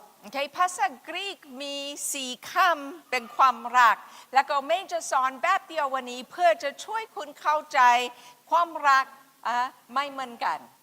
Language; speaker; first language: Thai; non-native, fluent; English